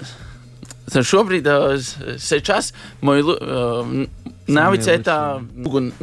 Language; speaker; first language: Russian; non-native, learner; Latvian